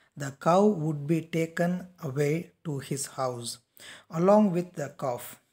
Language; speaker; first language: English; non-native, local second language; Tamil